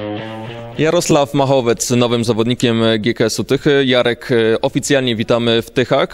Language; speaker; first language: Polish; native; Polish